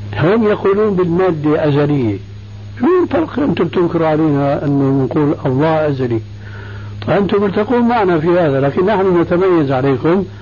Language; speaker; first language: Arabic; early bilingual, other home language; Albanian